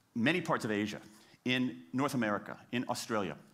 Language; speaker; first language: English; native; English